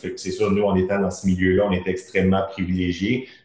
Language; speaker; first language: French; native; French